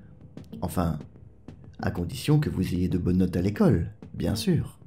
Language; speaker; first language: French; native; French